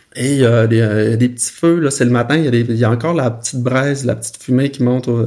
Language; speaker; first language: French; native; French